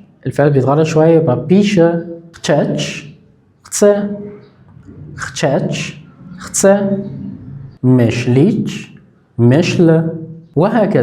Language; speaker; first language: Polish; non-native, fluent; Arabic